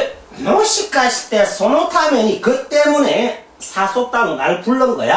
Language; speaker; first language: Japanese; non-native, fluent; Korean